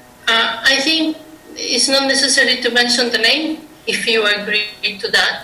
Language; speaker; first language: English; non-native, fluent; Spanish